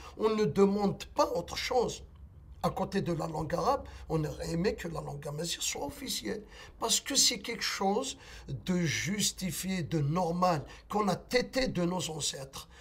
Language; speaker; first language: French; non-native, local second language; Kabyle